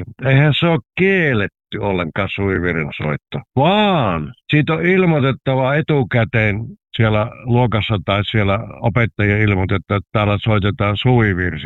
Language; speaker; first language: Finnish; native; Finnish